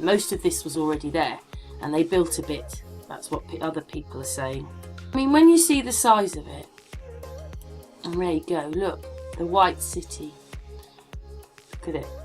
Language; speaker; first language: English; native; English